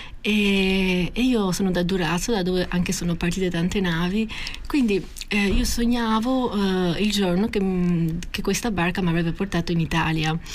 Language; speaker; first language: Italian; non-native, fluent; Albanian